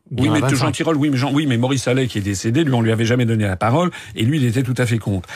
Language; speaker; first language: French; native; French